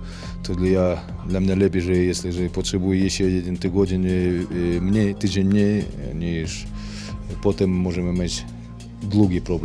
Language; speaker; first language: Polish; non-native, fluent; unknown